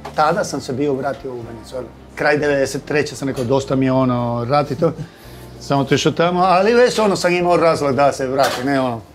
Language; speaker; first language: Croatian; non-native, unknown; Spanish